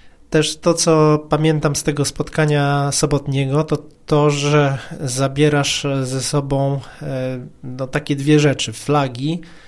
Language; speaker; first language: Polish; native; Polish